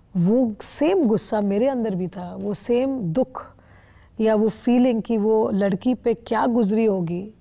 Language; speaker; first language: Hindi; non-native, local second language; Bangla